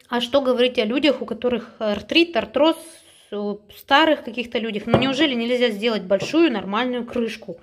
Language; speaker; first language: Russian; native; Russian